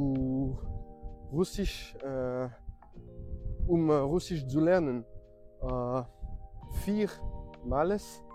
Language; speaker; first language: German; non-native, learner; French